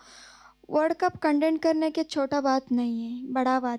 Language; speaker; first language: Hindi; non-native, local second language; Kannada